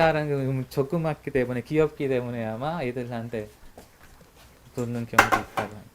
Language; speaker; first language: Korean; non-native, learner; Hungarian